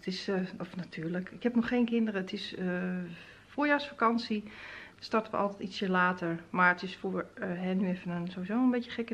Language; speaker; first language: Dutch; native; Dutch